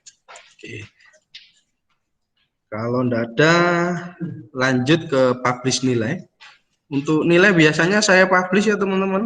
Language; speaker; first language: Indonesian; native; Indonesian